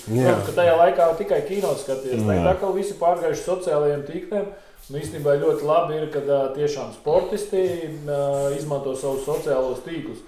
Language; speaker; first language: Latvian; native; Latvian